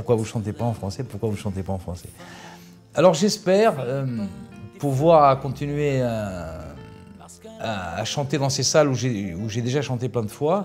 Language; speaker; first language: French; early bilingual, other home language; Portuguese